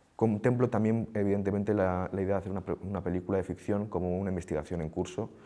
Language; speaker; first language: Spanish; native; Spanish